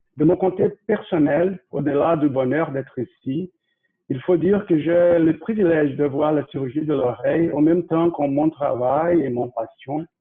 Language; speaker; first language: French; non-native, fluent; Portuguese